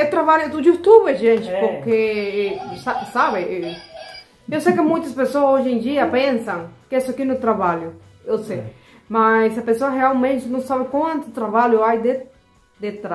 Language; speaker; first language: Portuguese; non-native, fluent; Spanish